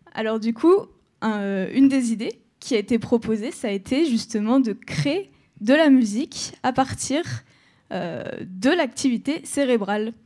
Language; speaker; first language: French; native; French